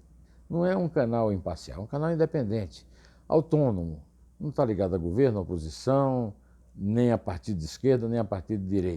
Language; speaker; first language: Portuguese; native; Portuguese